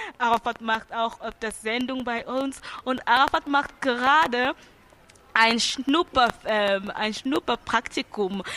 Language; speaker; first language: German; non-native, fluent; French